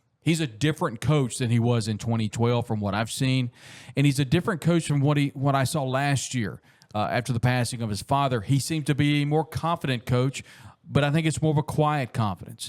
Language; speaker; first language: English; native; English